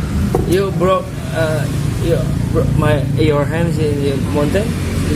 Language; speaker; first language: English; non-native, learner; Indonesian